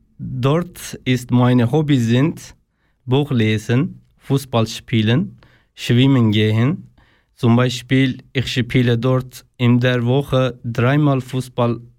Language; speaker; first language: German; non-native, learner; Kurdish